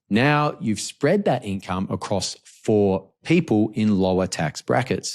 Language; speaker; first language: English; native; English